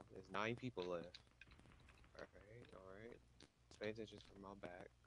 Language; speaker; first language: English; native; English